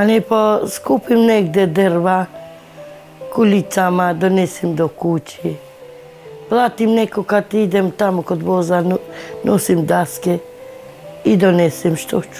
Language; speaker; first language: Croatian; non-native, local second language; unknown